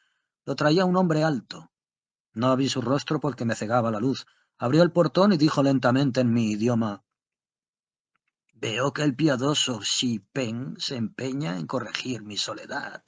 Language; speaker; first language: Spanish; native; Spanish